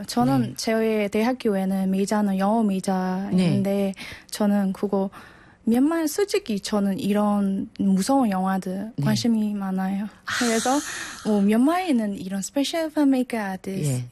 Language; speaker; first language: Korean; non-native, learner; Burmese